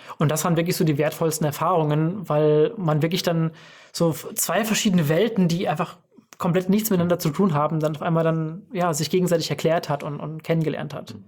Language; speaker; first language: German; native; German